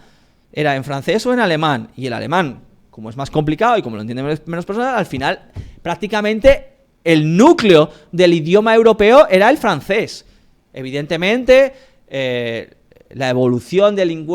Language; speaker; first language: Spanish; native; Spanish